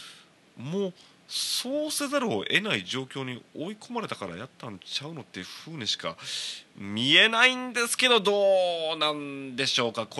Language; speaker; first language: Japanese; native; Japanese